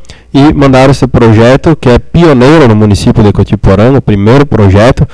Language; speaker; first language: Portuguese; native; Portuguese